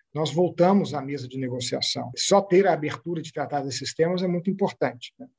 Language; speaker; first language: Portuguese; native; Portuguese